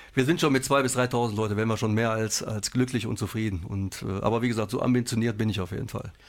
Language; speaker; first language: German; native; German